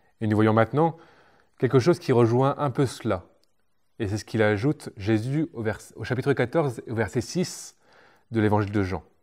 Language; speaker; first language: French; native; French